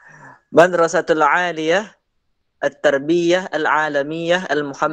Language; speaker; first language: Arabic; non-native, learner; Indonesian